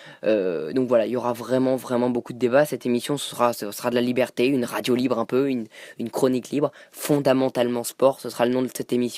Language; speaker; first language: French; native; French